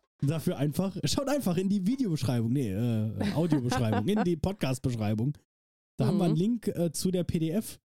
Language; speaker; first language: German; native; German